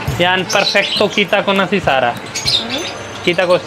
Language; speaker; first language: Filipino; non-native, learner; Punjabi